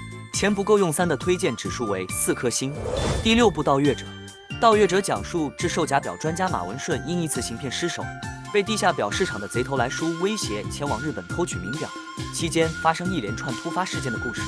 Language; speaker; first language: Chinese; native; Chinese